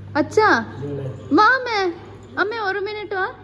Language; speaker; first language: Malayalam; non-native, learner; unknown